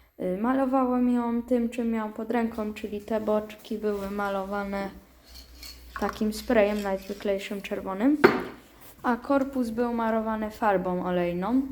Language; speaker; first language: Polish; native; Polish